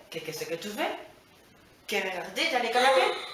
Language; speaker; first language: French; non-native, learner; Spanish